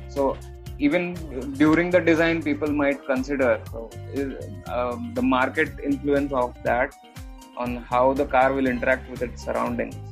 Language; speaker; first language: English; non-native, local second language; Marathi